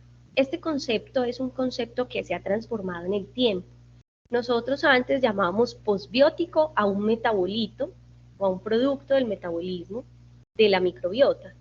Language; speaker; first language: Spanish; native; Spanish